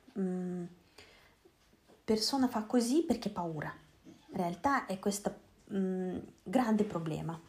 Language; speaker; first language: Italian; non-native, learner; Russian